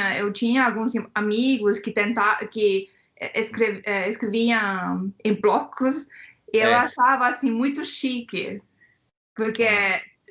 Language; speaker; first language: Portuguese; non-native, fluent; Estonian